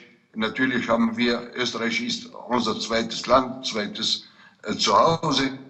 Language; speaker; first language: German; non-native, fluent; Kurdish